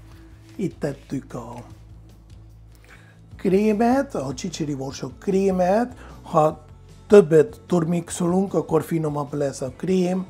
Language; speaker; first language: Hungarian; non-native, fluent; Spanish